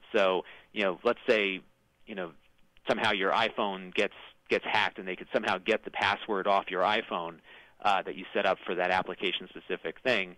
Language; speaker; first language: English; native; English